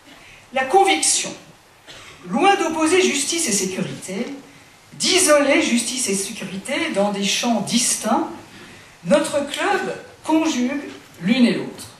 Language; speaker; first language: French; native; French